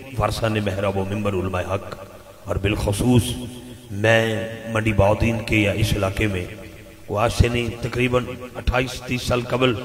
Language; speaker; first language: Urdu; non-native, local second language; Punjabi